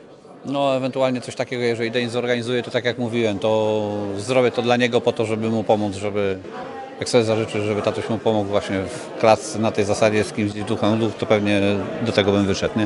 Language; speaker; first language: Polish; native; Polish